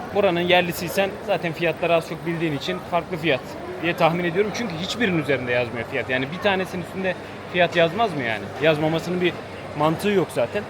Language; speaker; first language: Turkish; native; Turkish